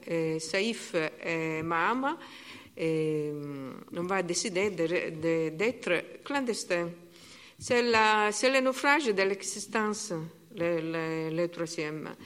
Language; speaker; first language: French; non-native, learner; Italian